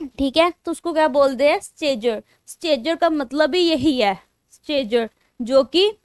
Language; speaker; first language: Hindi; non-native, local second language; Punjabi